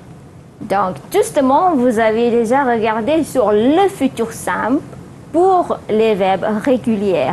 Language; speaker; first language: French; non-native, fluent; Malay